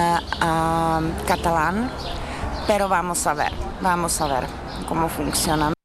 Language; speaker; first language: Spanish; non-native, fluent; Czech